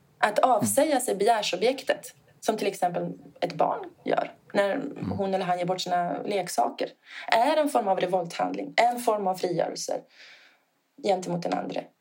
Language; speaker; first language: Swedish; non-native, fluent; Italian